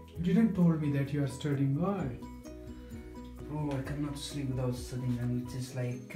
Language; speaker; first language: English; non-native, learner; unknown